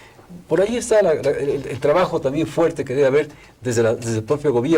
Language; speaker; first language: Spanish; native; Spanish